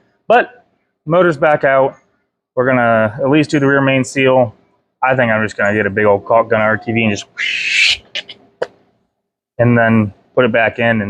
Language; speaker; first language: English; native; English